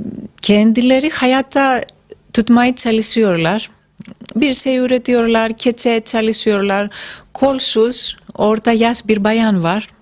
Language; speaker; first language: Turkish; non-native, fluent; Greek